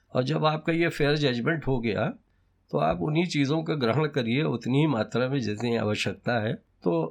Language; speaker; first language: Hindi; native; Hindi